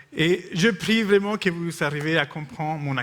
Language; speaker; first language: French; non-native, fluent; Spanish